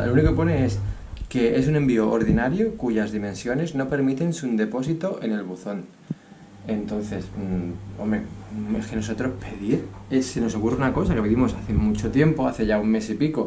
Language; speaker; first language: Spanish; native; Spanish